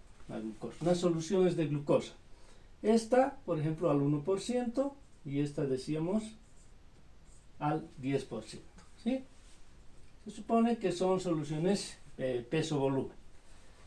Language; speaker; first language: Spanish; native; Spanish